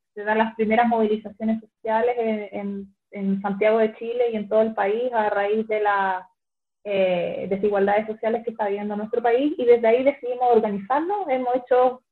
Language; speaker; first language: Spanish; native; Spanish